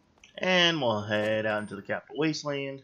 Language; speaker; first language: English; native; English